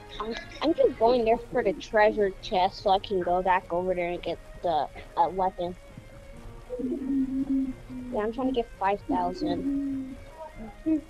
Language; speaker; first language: English; native; English